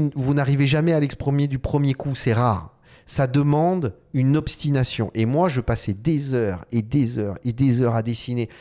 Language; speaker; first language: French; native; French